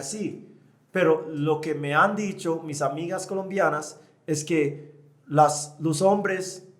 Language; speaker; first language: Spanish; non-native, fluent; English